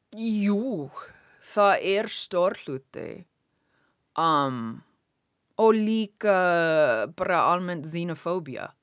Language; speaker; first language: Icelandic; non-native, learner; English